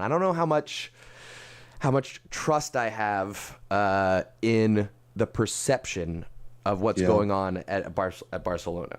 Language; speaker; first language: English; native; English